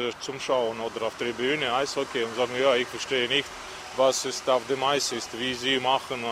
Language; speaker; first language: German; non-native, learner; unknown